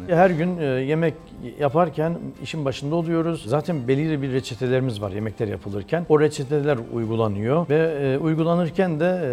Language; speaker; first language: Turkish; native; Turkish